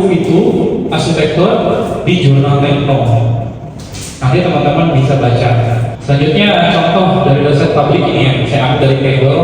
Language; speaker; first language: Indonesian; native; Indonesian